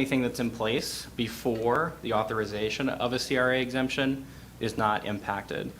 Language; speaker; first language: English; native; English